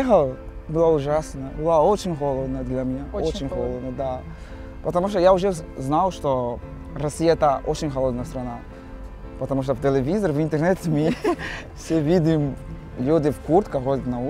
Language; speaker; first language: Russian; non-native, learner; Portuguese